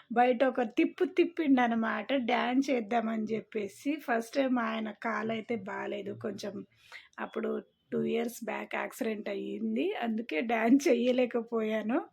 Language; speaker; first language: Telugu; non-native, local second language; Lambadi